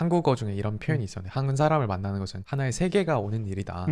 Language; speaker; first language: Korean; native; Korean